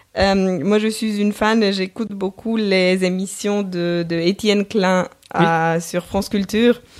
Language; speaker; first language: French; non-native, fluent; Romanian